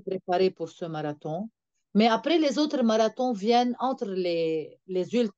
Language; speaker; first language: French; non-native, local second language; Arabic